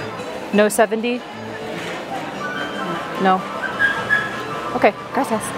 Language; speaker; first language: Spanish; non-native, learner; English